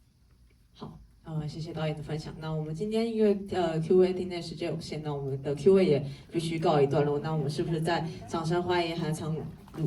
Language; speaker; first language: Chinese; native; Chinese